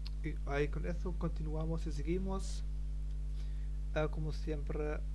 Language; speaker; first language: Spanish; non-native, learner; German